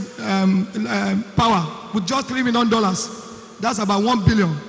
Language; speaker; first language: English; non-native, local second language; Yoruba